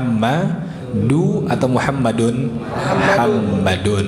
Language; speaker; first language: Indonesian; native; Indonesian